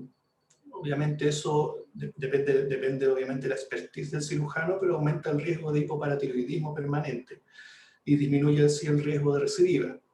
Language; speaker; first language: Spanish; native; Spanish